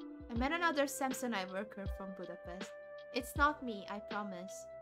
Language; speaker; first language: English; non-native, fluent; Hungarian